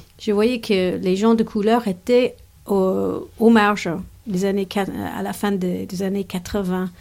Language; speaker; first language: French; non-native, fluent; English